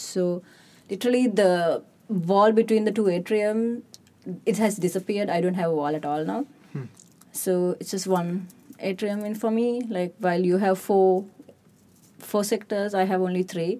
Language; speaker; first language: English; non-native, local second language; Sinhala